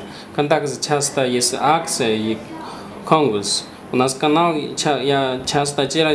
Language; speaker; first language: Russian; non-native, learner; Chinese